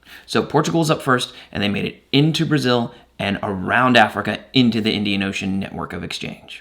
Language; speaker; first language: English; native; English